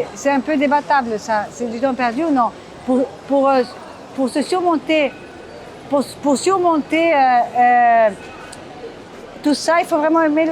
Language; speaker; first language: French; non-native, fluent; Portuguese